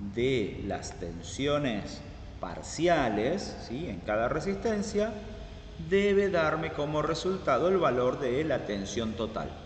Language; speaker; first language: Spanish; native; Spanish